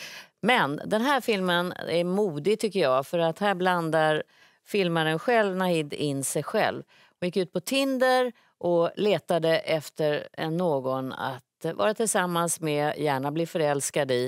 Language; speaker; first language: Swedish; native; Swedish